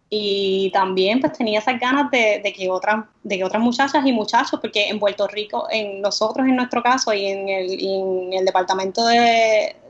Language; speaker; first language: Spanish; native; Spanish